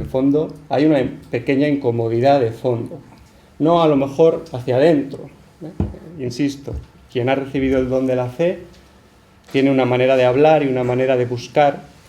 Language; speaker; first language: Spanish; native; Spanish